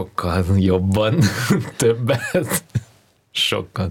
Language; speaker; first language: Hungarian; early bilingual, heritage; Hungarian